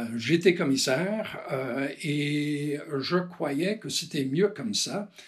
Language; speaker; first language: French; non-native, fluent; English